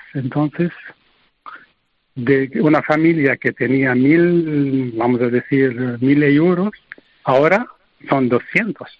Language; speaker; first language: Spanish; non-native, fluent; Arabic